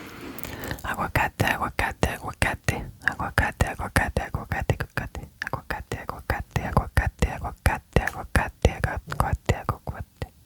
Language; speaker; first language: Spanish; non-native, learner; French